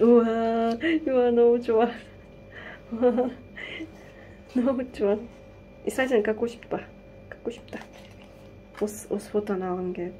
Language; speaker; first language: Korean; non-native, learner; Kazakh